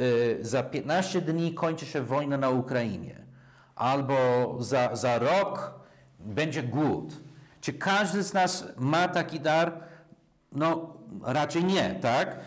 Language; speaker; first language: Polish; non-native, fluent; English